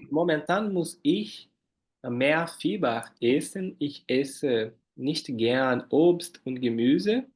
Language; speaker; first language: German; non-native, fluent; Portuguese